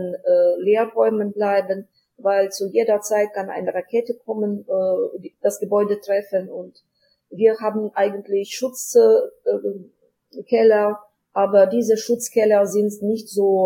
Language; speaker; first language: German; non-native, fluent; Ukrainian